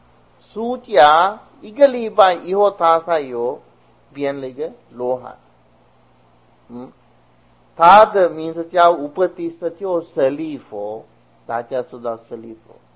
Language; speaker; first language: Chinese; non-native, fluent; Sinhala